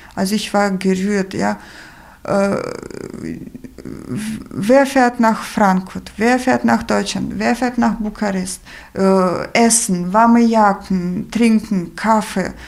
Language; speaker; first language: German; non-native, fluent; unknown